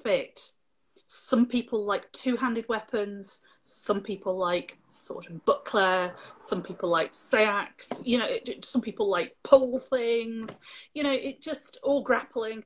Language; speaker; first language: English; native; English